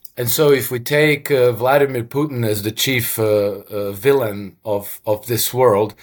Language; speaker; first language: English; non-native, fluent; Croatian